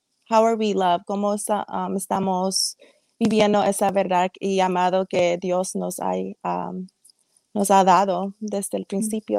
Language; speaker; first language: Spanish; early bilingual, heritage; English